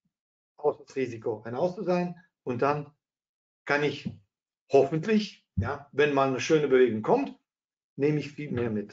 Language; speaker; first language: German; non-native, fluent; Dutch